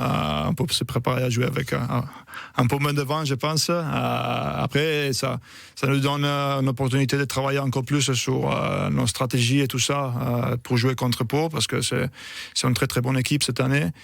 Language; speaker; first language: French; non-native, fluent; Italian